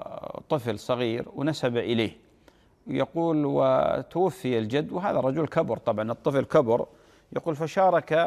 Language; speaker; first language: Arabic; native; Arabic